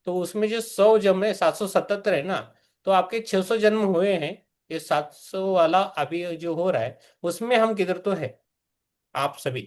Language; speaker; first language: Hindi; native; Hindi